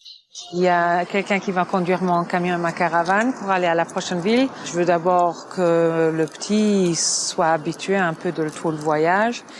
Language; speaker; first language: French; non-native, fluent; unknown